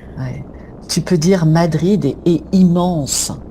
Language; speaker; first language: French; native; French